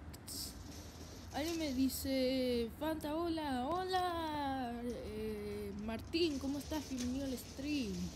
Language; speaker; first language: Spanish; early bilingual, other home language; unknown